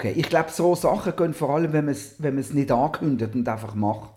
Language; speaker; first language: German; native; German